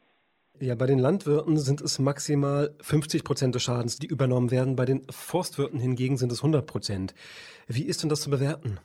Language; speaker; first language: German; native; German